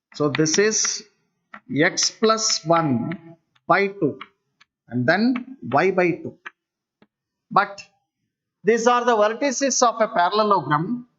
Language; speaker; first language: English; non-native, local second language; Kannada